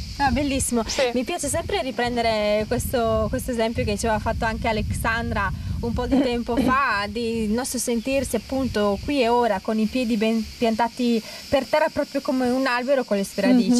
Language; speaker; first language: Italian; native; Italian